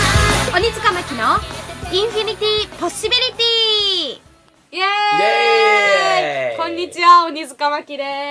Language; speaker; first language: Japanese; native; Japanese